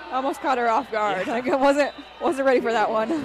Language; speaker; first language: English; native; English